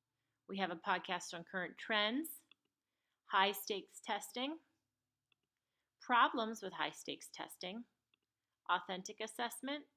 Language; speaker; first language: English; native; English